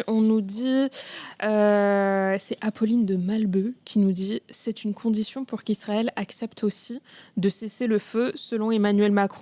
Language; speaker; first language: French; native; French